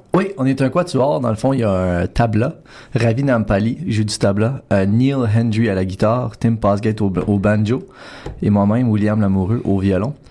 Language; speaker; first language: French; native; French